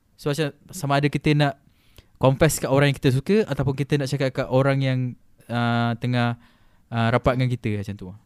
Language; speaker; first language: Malay; native; Malay